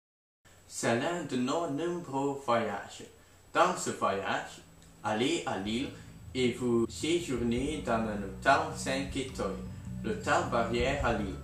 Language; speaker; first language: French; non-native, learner; Dutch